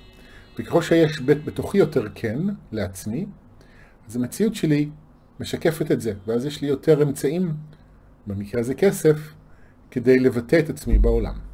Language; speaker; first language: Hebrew; native; Hebrew